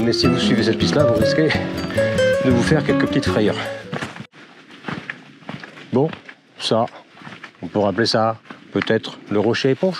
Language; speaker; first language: French; native; French